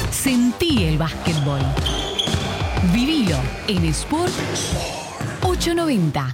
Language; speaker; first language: Spanish; native; Spanish